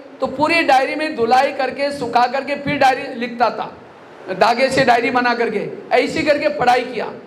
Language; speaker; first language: Hindi; non-native, local second language; Marathi